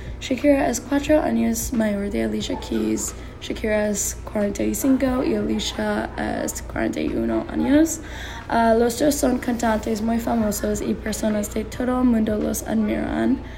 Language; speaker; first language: Spanish; non-native, learner; English